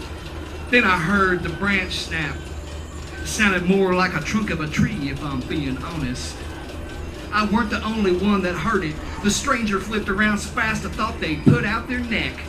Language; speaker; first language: English; native; English